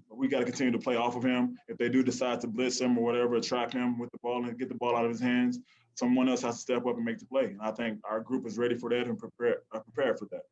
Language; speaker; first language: English; native; English